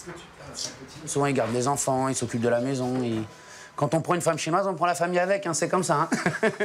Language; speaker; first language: French; native; French